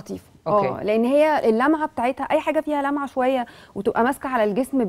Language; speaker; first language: Arabic; native; Arabic